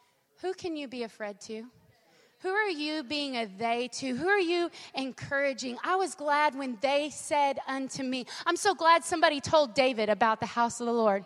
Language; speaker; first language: English; native; English